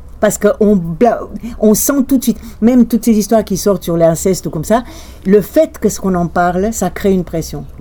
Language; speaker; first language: French; non-native, fluent; Romanian